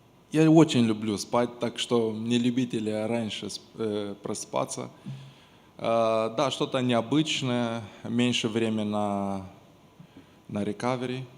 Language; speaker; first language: Russian; non-native, local second language; Romanian